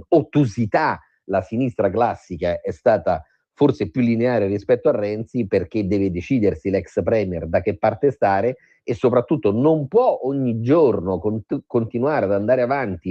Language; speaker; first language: Italian; native; Italian